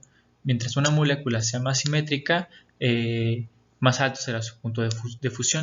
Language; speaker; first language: Spanish; native; Spanish